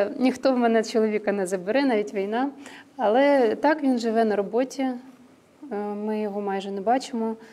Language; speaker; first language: Ukrainian; non-native, local second language; Russian